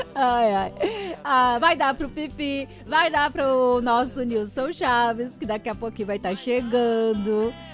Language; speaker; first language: Portuguese; native; Portuguese